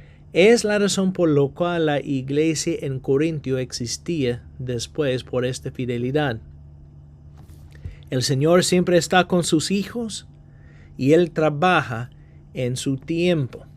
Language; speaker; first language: Spanish; non-native, fluent; English